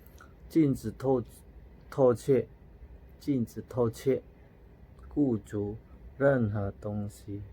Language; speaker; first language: Chinese; non-native, fluent; Indonesian